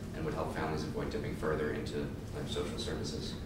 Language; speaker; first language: English; native; English